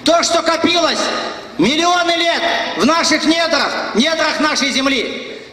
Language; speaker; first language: Russian; non-native, local second language; Kazakh